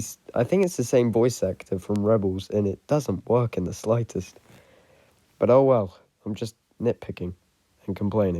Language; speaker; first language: English; native; English